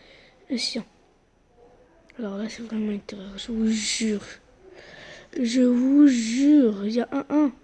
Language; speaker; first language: French; non-native, local second language; Arabic